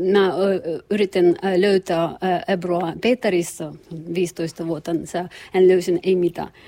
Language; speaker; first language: Finnish; non-native, learner; Russian